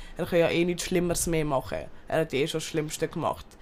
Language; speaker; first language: German; early bilingual, other home language; Turkish